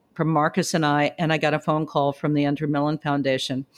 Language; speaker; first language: English; native; English